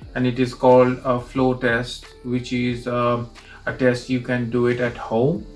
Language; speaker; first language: English; non-native, local second language; Bangla